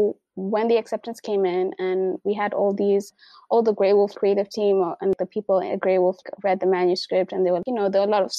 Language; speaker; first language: English; non-native, local second language; Swahili